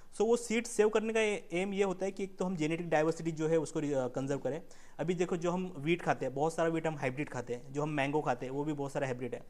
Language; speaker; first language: Hindi; non-native, local second language; Marathi